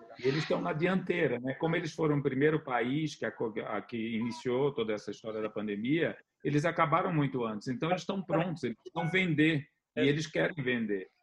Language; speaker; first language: Portuguese; native; Portuguese